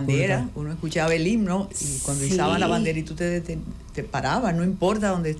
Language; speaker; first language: Spanish; native; Spanish